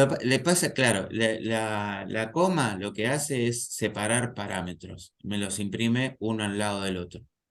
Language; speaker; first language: Spanish; native; Spanish